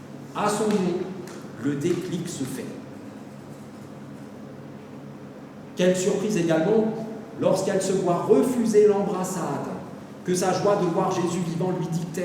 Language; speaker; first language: French; native; French